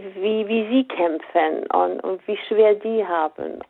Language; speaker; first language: German; non-native, fluent; Persian